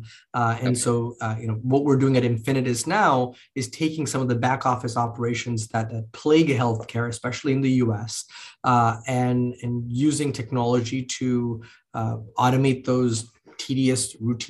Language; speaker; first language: English; early bilingual, other home language; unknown